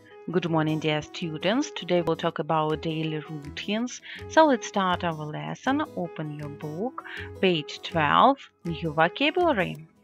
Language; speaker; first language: English; non-native, fluent; Ukrainian